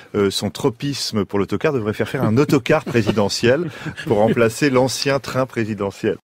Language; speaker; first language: French; native; French